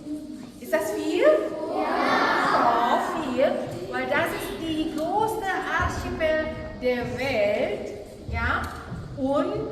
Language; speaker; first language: German; non-native, fluent; Indonesian